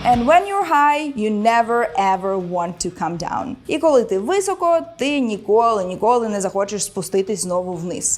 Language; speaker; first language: Ukrainian; non-native, local second language; Russian